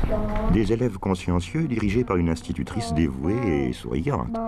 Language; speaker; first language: French; native; French